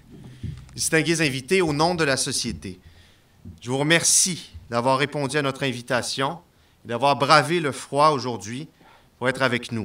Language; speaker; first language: French; native; French